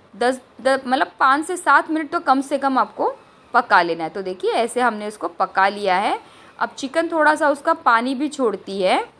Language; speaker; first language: Hindi; non-native, local second language; Marathi